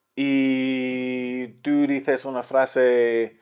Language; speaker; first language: Spanish; non-native, learner; English